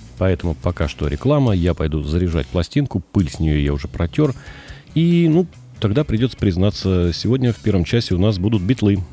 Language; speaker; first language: Russian; native; Russian